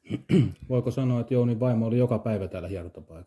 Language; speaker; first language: Finnish; native; Finnish